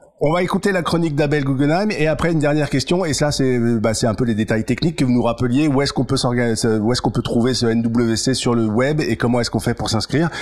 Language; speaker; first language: French; native; French